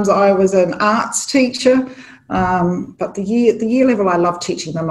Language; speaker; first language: English; native; English